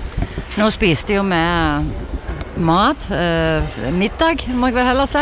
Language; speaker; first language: Norwegian; native; Norwegian